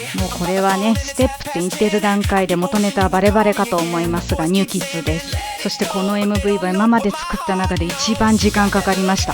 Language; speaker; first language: Japanese; native; Japanese